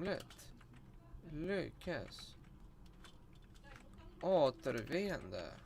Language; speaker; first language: Swedish; non-native, learner; Russian